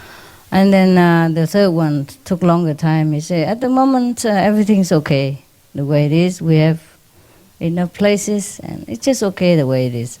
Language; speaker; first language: English; non-native, fluent; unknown